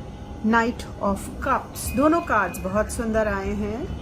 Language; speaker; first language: Hindi; native; Hindi